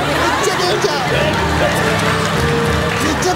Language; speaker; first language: English; non-native, learner; Japanese